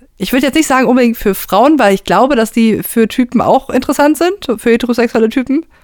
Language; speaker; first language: German; native; German